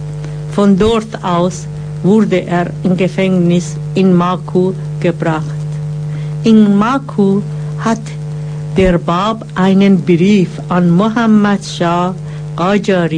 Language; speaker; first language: German; non-native, fluent; Persian